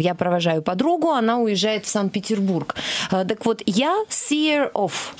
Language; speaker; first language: Russian; native; Russian